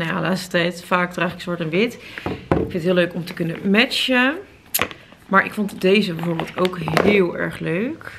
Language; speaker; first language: Dutch; native; Dutch